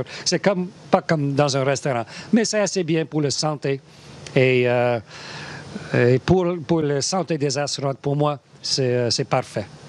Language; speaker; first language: French; non-native, learner; English